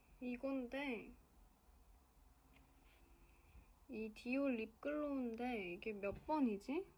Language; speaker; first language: Korean; non-native, fluent; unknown